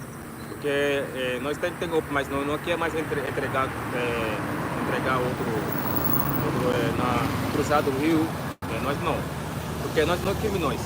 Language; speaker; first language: Portuguese; non-native, learner; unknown